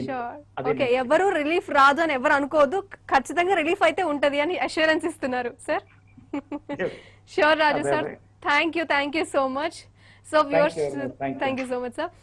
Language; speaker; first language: Telugu; native; Telugu